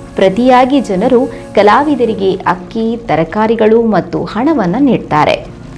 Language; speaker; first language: Kannada; non-native, local second language; Tulu